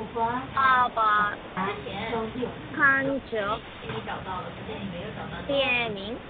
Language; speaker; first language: Chinese; non-native, learner; Korean